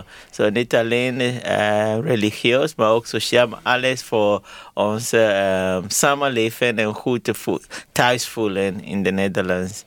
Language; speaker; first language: Dutch; non-native, learner; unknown